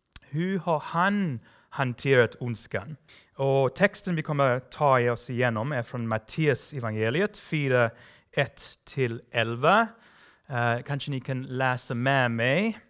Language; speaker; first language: Swedish; non-native, fluent; English